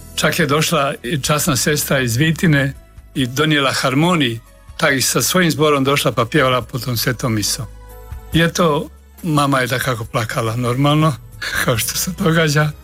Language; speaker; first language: Croatian; native; Croatian